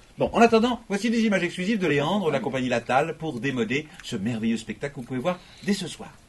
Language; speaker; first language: French; native; French